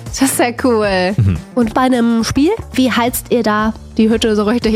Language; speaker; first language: German; native; German